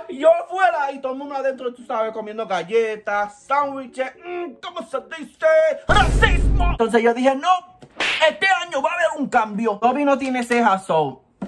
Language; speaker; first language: Spanish; early bilingual, heritage; Spanish